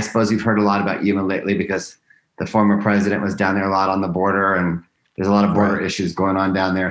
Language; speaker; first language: English; native; English